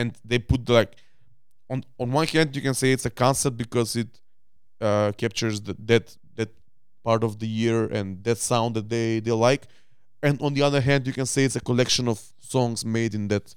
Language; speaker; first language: English; non-native, fluent; Macedonian